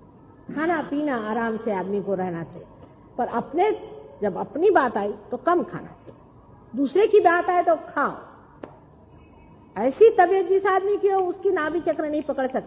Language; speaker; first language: Hindi; non-native, local second language; Marathi